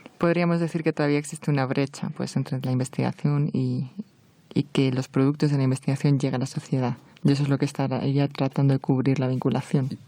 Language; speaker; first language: Spanish; native; Spanish